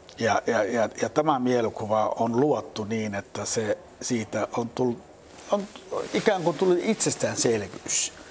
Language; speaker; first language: Finnish; non-native, fluent; Somali